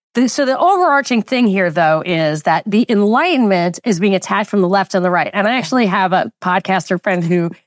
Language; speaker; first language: English; native; English